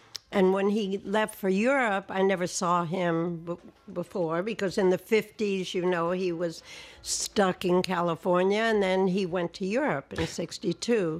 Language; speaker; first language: English; native; English